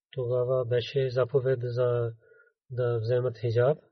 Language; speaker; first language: Bulgarian; non-native, learner; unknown